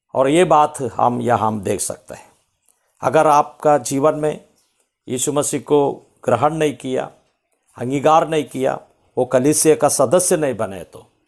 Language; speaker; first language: Hindi; non-native, local second language; Malayalam